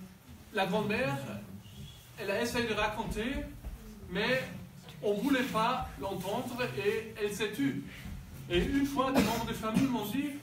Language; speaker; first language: French; non-native, learner; German